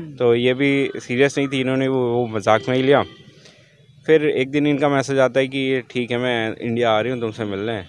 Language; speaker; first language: Hindi; native; Hindi